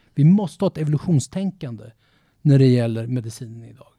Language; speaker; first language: Swedish; native; Swedish